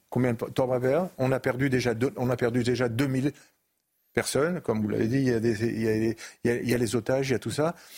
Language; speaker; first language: French; native; French